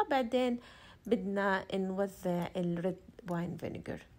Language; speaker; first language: Arabic; native; Arabic